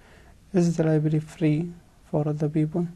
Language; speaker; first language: English; non-native, learner; Arabic